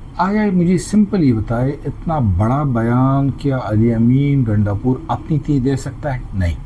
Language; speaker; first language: Urdu; non-native, local second language; Pashto